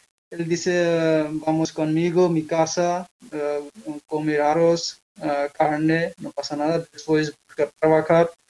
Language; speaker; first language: Spanish; non-native, learner; Bangla